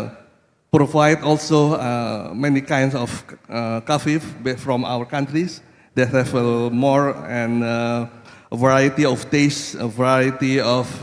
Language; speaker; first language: English; non-native, fluent; Indonesian